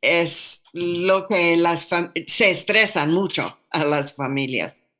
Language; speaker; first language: Spanish; non-native, fluent; English